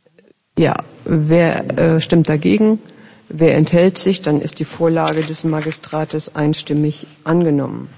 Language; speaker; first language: German; native; German